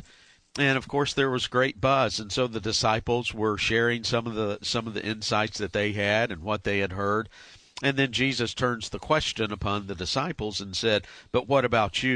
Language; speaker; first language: English; native; English